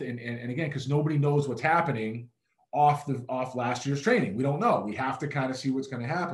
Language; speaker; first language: English; native; English